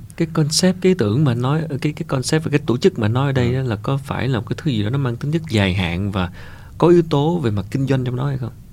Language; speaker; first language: Vietnamese; native; Vietnamese